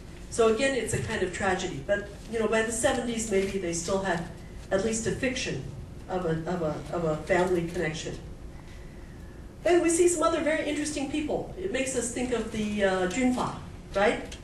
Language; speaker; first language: English; native; English